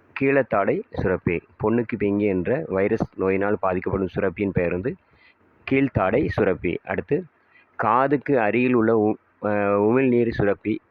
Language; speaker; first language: Tamil; native; Tamil